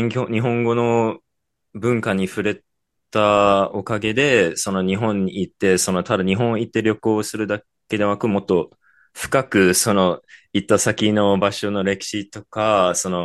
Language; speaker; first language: Japanese; non-native, fluent; English